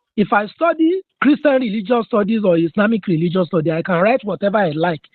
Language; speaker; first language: English; non-native, local second language; Yoruba